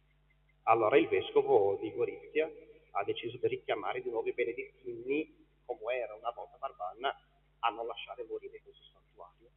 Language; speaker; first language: Italian; non-native, fluent; Portuguese